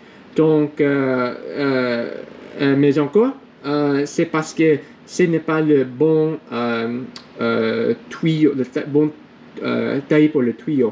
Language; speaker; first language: French; non-native, learner; English